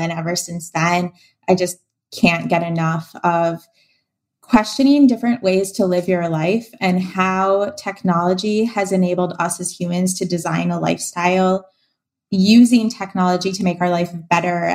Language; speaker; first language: English; native; English